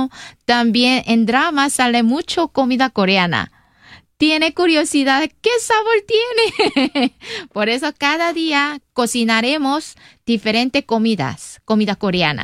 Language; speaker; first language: Spanish; non-native, learner; Korean